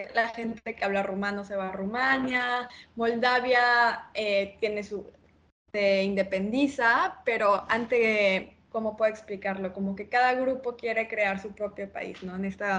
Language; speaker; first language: Spanish; native; Spanish